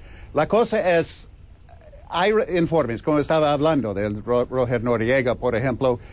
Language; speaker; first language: Spanish; non-native, fluent; English